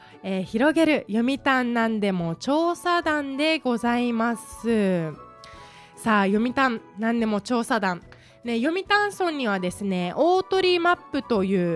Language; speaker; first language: Japanese; native; Japanese